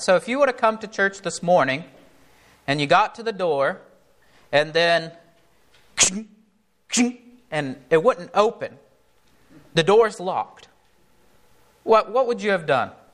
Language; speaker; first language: English; native; English